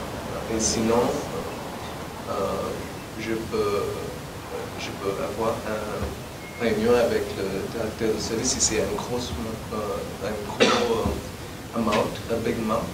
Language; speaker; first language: French; non-native, learner; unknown